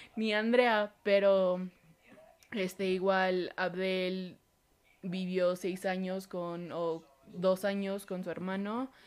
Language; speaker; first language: Spanish; early bilingual, heritage; Spanish